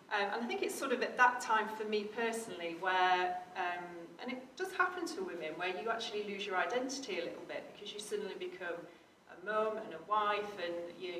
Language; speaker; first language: English; native; English